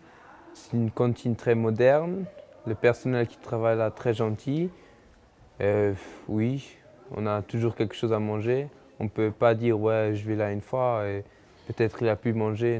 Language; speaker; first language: French; non-native, local second language; Luxembourgish